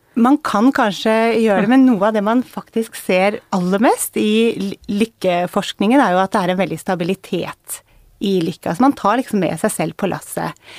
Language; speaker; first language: Norwegian; native; Norwegian